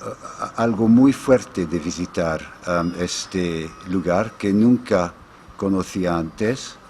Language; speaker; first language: Spanish; non-native, fluent; English